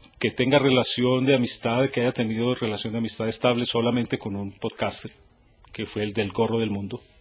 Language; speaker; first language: Spanish; native; Spanish